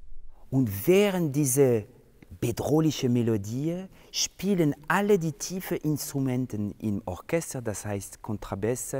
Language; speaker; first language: German; non-native, fluent; French